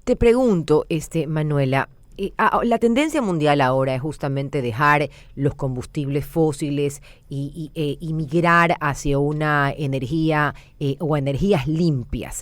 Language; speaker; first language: Spanish; native; Spanish